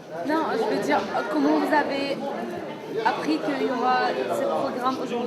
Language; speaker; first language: French; non-native, fluent; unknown